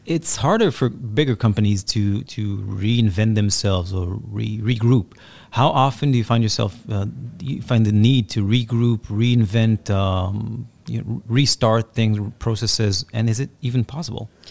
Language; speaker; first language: English; non-native, fluent; Hebrew